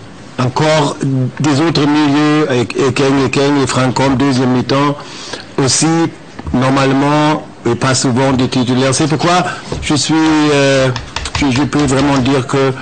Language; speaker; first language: French; non-native, fluent; German